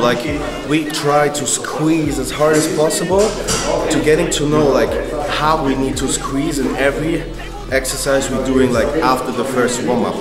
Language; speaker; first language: English; non-native, fluent; German